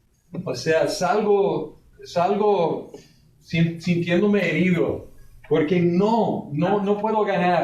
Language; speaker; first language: Spanish; non-native, fluent; English